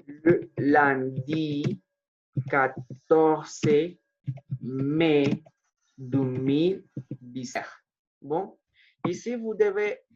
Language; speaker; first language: French; non-native, fluent; Spanish